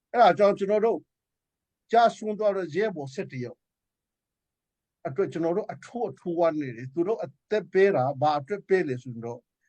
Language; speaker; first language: Burmese; non-native, local second language; Hakha Chin